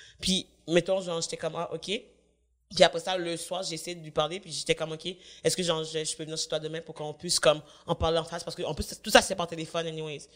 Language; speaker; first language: French; native; French